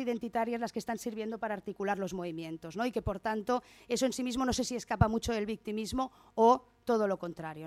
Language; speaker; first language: Spanish; native; Spanish